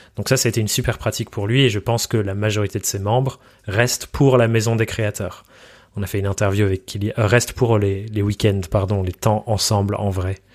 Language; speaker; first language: French; native; French